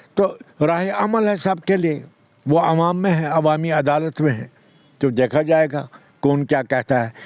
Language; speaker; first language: Urdu; non-native, local second language; Kashmiri